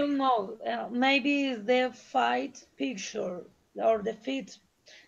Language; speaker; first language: English; non-native, learner; Spanish